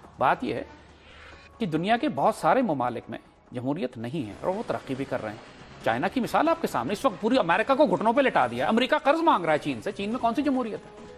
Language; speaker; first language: Urdu; native; Urdu